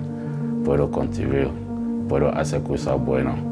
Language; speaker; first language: Spanish; non-native, learner; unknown